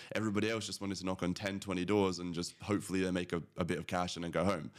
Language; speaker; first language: English; early bilingual, other home language; Latvian